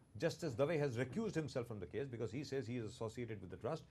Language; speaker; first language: English; non-native, local second language; Hindi